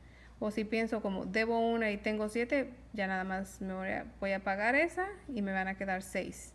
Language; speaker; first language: Spanish; early bilingual, heritage; Spanish